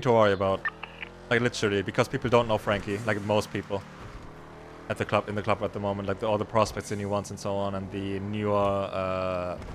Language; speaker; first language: English; non-native, fluent; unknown